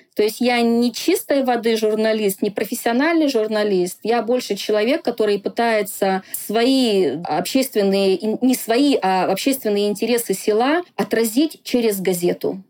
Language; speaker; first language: Russian; non-native, local second language; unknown